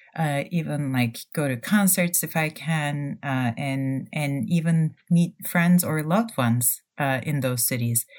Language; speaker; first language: English; non-native, fluent; Turkish